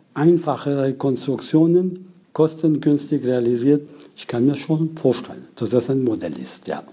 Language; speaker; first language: German; non-native, fluent; Persian